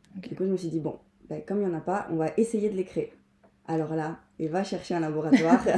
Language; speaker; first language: French; non-native, fluent; Spanish